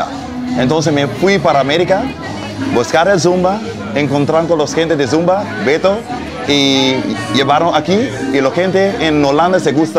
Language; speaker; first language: Spanish; non-native, learner; Dutch